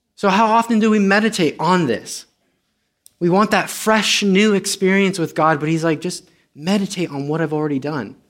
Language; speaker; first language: English; non-native, fluent; Romanian